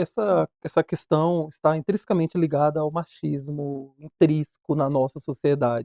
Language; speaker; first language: Portuguese; native; Portuguese